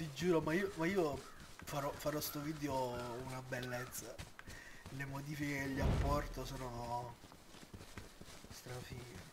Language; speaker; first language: Italian; native; Italian